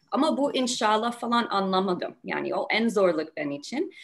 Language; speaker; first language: Turkish; non-native, learner; English